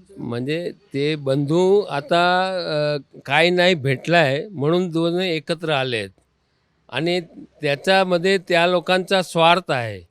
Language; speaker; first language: Marathi; non-native, local second language; Gujarati